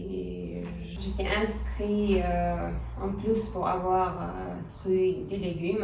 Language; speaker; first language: French; non-native, learner; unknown